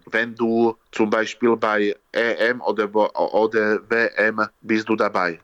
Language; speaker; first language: German; non-native, learner; Slovak